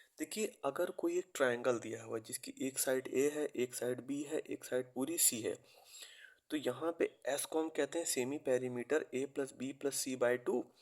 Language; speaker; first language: Hindi; native; Hindi